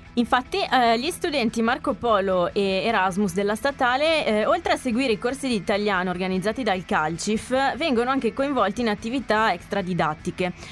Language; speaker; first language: Italian; native; Italian